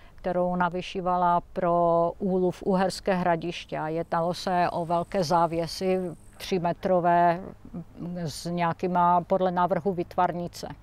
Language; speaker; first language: Czech; native; Czech